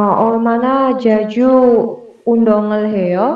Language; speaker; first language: Korean; non-native, learner; Indonesian